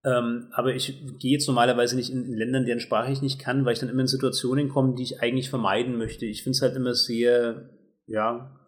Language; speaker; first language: German; native; German